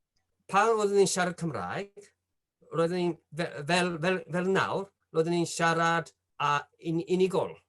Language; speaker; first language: Welsh; non-native, fluent; Japanese